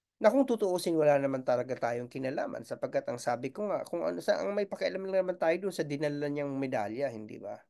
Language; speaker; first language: Filipino; non-native, local second language; Bikol